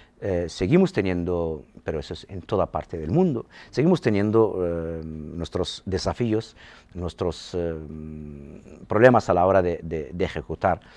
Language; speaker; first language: Spanish; non-native, local second language; Arabic